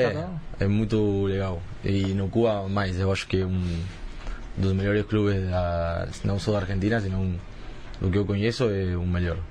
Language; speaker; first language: Portuguese; early bilingual, heritage; Spanish